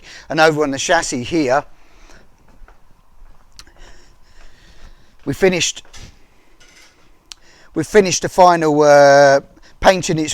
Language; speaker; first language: English; native; English